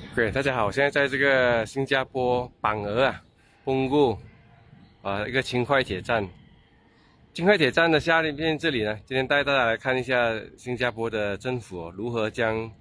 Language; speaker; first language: Chinese; native; Chinese